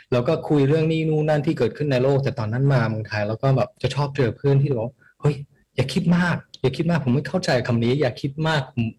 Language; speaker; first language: Thai; early bilingual, heritage; Thai